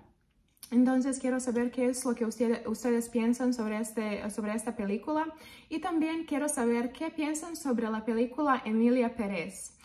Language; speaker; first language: Spanish; non-native, fluent; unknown